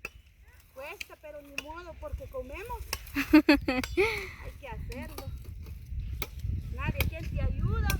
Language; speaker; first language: Spanish; non-native, local second language; Kʼicheʼ